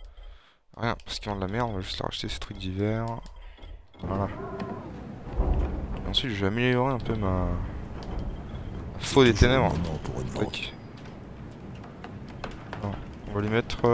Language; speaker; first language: French; native; French